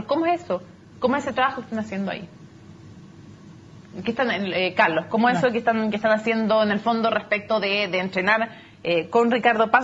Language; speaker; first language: Spanish; native; Spanish